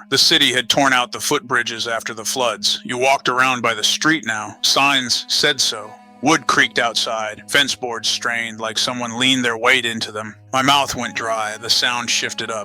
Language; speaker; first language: English; native; English